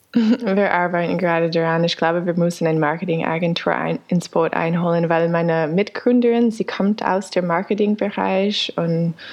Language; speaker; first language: German; non-native, fluent; English